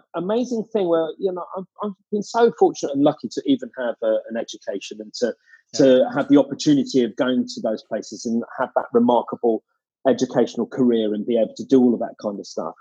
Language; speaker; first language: English; native; English